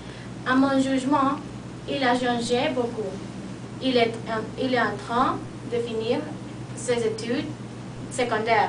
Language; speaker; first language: French; non-native, learner; Spanish